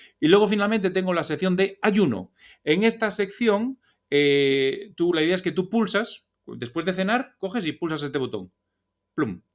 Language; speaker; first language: Spanish; native; Spanish